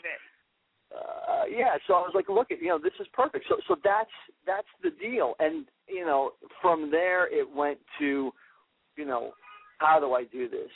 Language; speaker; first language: English; native; English